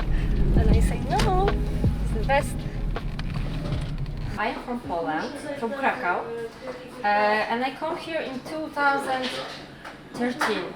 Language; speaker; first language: English; non-native, learner; Polish